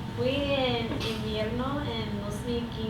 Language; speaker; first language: Spanish; early bilingual, heritage; Spanish